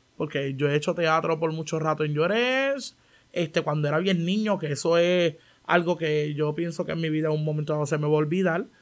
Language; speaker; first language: Spanish; native; Spanish